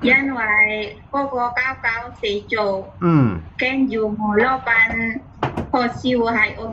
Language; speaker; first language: Cantonese; non-native, learner; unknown